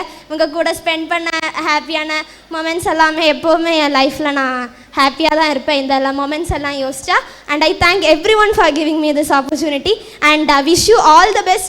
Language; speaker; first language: Tamil; non-native, local second language; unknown